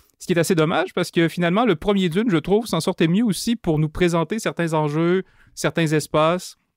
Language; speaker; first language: French; native; French